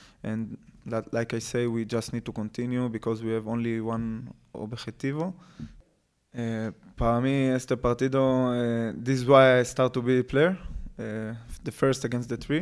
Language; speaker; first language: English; non-native, learner; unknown